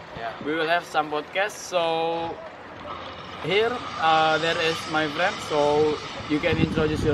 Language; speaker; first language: English; non-native, learner; Indonesian